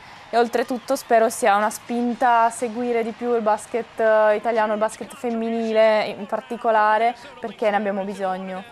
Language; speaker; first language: Italian; native; Italian